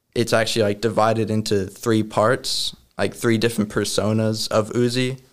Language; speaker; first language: English; native; English